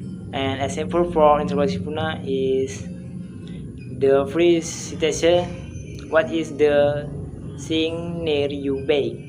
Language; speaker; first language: English; non-native, learner; Indonesian